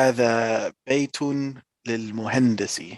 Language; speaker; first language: Arabic; non-native, learner; English